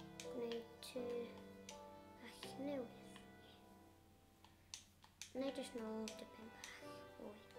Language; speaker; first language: Welsh; non-native, local second language; English